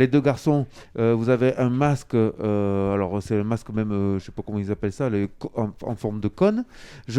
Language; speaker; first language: French; native; French